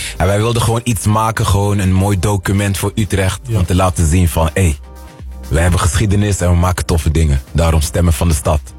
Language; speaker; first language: Dutch; non-native, local second language; Papiamento